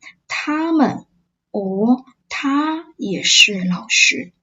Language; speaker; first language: Chinese; non-native, fluent; English